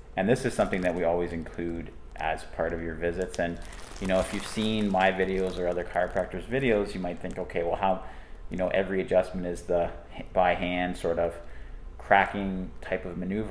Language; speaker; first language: English; native; English